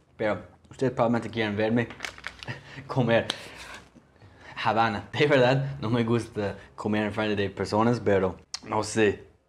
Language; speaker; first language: Spanish; non-native, learner; English